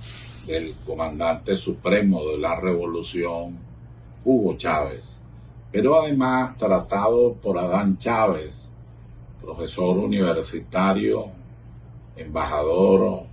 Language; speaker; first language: Spanish; native; Spanish